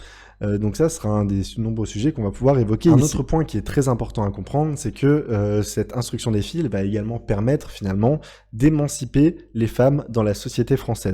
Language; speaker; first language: French; native; French